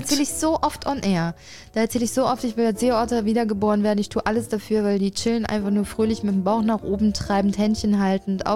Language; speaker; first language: German; native; German